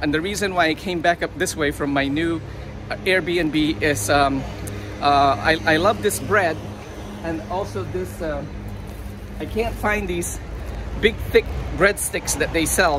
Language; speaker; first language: English; non-native, local second language; Pangasinan